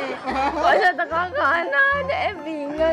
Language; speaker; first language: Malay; non-native, local second language; Javanese